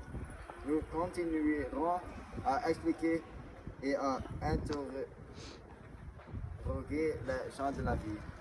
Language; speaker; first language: French; non-native, local second language; Dutch